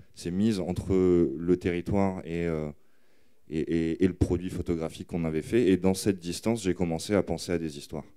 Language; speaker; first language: French; native; French